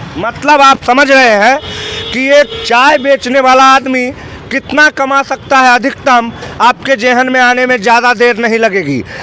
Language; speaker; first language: Hindi; native; Hindi